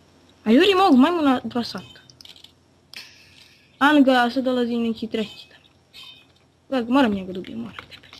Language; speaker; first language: Bosnian; native; Bosnian